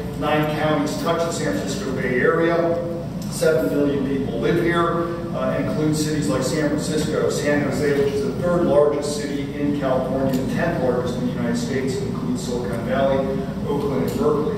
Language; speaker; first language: English; native; English